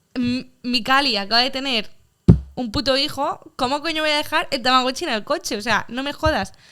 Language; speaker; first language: Spanish; native; Spanish